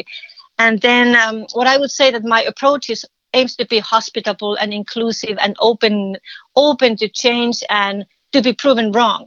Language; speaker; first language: English; non-native, fluent; Finnish